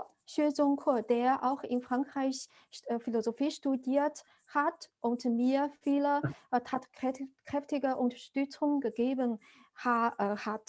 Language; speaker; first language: German; non-native, fluent; Chinese